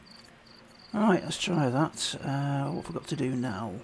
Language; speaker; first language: English; native; English